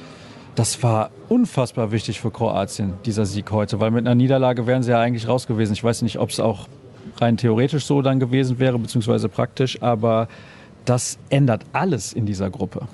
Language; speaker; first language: German; native; German